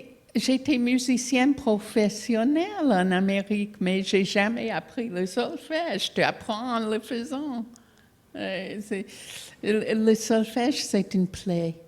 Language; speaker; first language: French; non-native, fluent; English